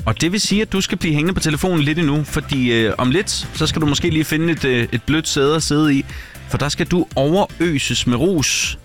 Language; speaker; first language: Danish; native; Danish